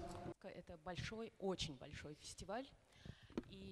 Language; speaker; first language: Russian; native; Russian